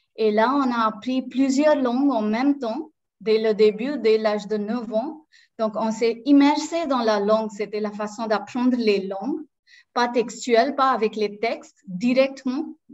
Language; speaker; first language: French; non-native, local second language; Marathi